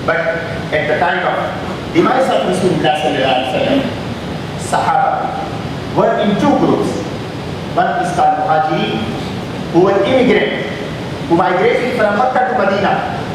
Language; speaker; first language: English; non-native, local second language; Urdu